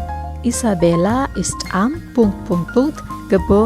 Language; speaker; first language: German; non-native, fluent; Indonesian